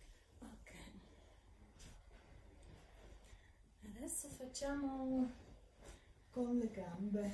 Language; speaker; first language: Italian; non-native, learner; Russian